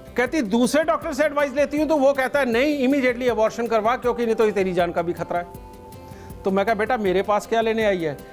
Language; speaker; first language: Hindi; native; Hindi